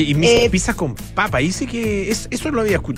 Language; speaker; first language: Spanish; native; Spanish